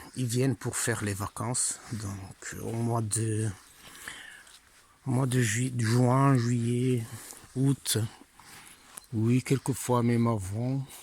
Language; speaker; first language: French; non-native, fluent; Italian